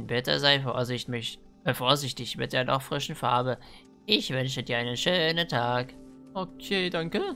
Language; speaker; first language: German; native; German